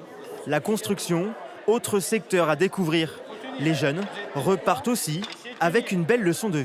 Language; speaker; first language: French; native; French